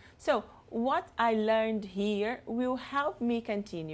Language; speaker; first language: English; non-native, fluent; Portuguese